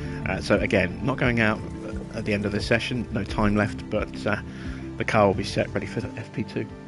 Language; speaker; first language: English; native; English